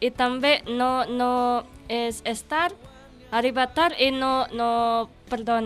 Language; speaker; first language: Catalan; non-native, learner; Indonesian